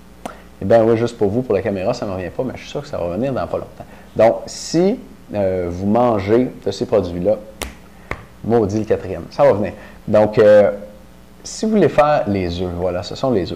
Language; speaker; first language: French; native; French